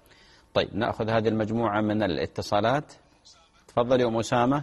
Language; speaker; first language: Arabic; native; Arabic